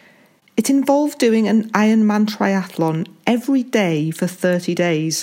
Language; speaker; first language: English; native; English